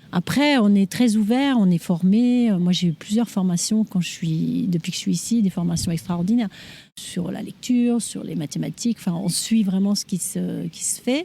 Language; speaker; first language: French; native; French